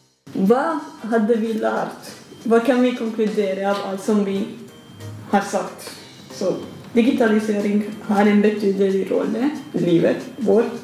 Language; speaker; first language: Swedish; non-native, fluent; Hungarian